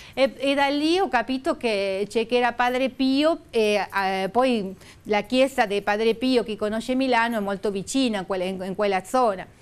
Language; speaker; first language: Italian; non-native, fluent; Spanish